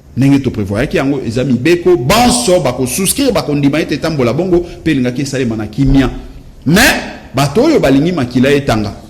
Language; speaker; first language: Lingala; native; Lingala